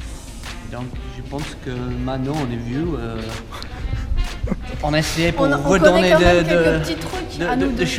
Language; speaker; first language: French; non-native, fluent; English